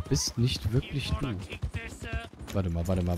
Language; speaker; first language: German; native; German